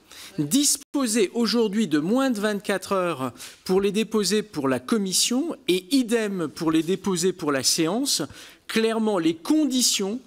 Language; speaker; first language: French; native; French